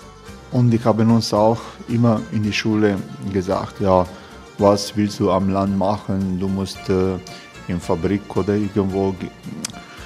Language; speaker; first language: German; non-native, learner; Croatian